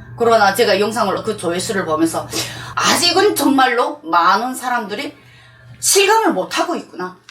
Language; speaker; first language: Korean; native; Korean